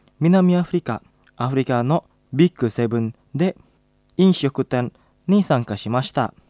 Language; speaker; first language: Japanese; non-native, fluent; Indonesian